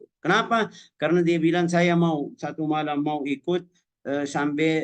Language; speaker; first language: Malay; non-native, fluent; Arabic